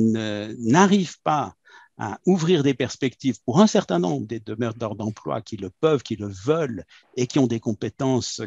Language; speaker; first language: French; native; French